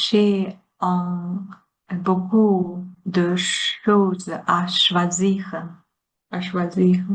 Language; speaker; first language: French; non-native, learner; Chinese